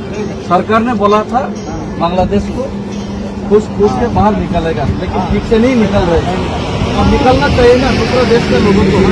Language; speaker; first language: Hindi; non-native, local second language; Kok Borok